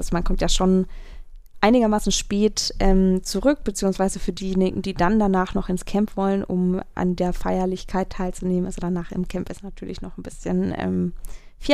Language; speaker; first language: German; native; German